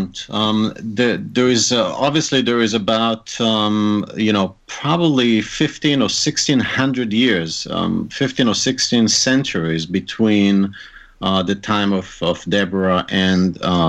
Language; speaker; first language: English; non-native, fluent; Hebrew